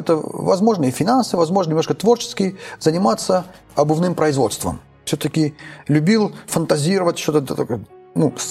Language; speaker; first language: Russian; non-native, local second language; Armenian